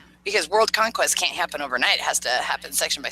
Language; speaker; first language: English; native; English